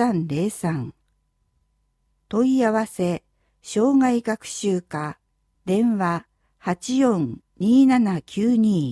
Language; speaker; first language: Japanese; native; Japanese